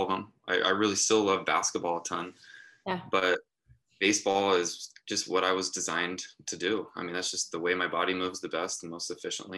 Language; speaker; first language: English; native; English